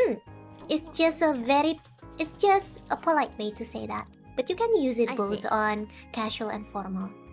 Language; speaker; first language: English; non-native, fluent; Indonesian